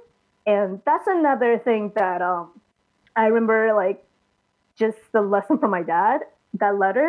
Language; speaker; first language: English; early bilingual, other home language; Chinese